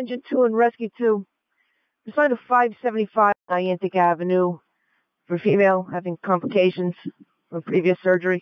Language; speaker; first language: English; native; English